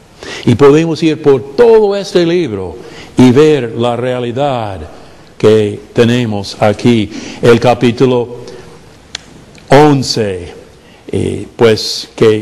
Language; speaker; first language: Spanish; non-native, fluent; English